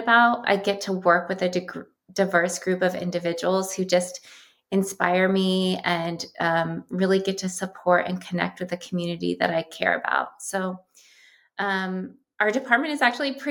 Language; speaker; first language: English; native; English